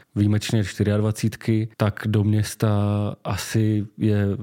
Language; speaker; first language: Czech; native; Czech